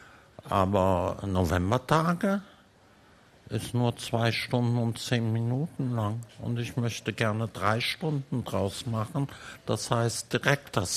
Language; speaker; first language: German; early bilingual, heritage; German